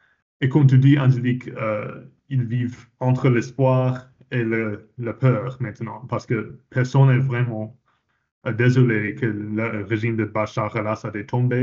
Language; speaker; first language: French; non-native, fluent; English